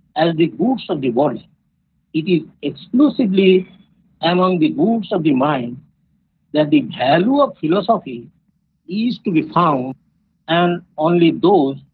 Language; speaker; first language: English; non-native, local second language; Bangla